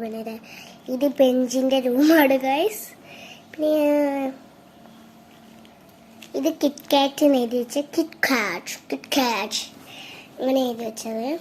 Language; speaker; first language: Malayalam; native; Malayalam